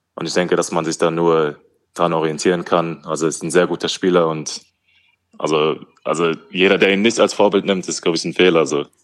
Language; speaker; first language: German; native; German